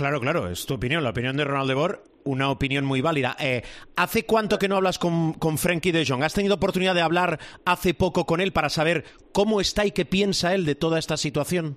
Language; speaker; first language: Spanish; native; Spanish